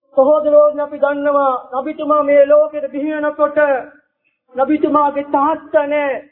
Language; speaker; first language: Sinhala; non-native, local second language; Tamil